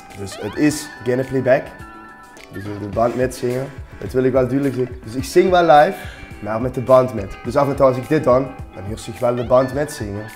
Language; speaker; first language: Dutch; non-native, local second language; Limburgish